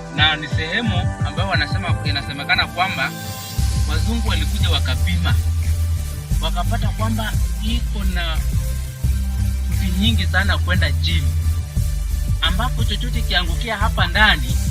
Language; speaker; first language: Swahili; non-native, local second language; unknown